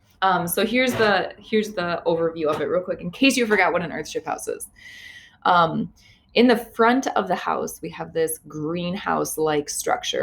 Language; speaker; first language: English; native; English